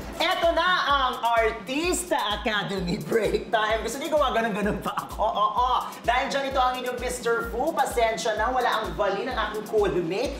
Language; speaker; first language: Filipino; native; Filipino